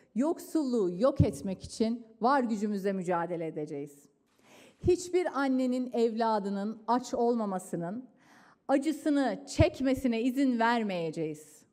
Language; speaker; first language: Turkish; native; Turkish